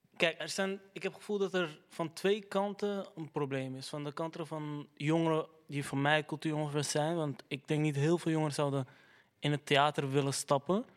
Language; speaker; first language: Dutch; early bilingual, other home language; Arabic